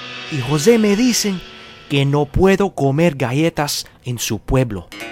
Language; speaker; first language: Spanish; non-native, learner; English